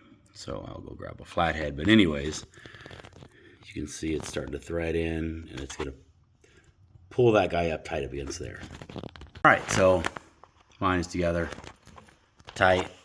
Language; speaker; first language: English; native; English